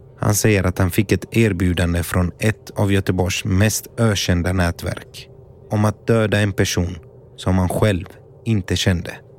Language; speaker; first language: Swedish; native; Swedish